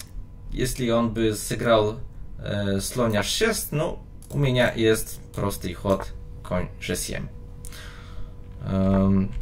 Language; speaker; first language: Russian; non-native, learner; Polish